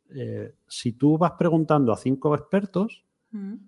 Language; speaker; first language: Spanish; native; Spanish